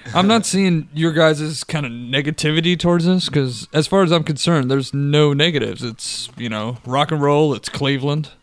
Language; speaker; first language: English; native; English